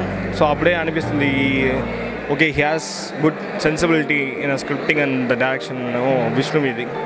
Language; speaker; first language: Telugu; non-native, learner; Tamil